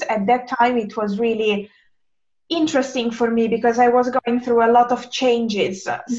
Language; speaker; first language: English; non-native, fluent; Italian